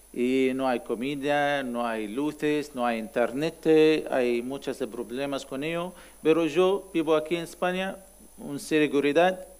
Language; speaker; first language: Spanish; non-native, learner; Arabic